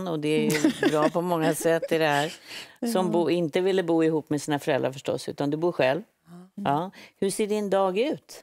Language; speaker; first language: Swedish; native; Swedish